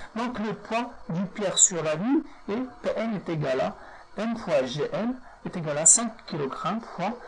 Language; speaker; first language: French; non-native, local second language; Arabic